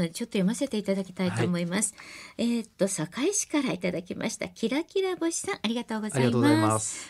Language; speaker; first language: Japanese; native; Japanese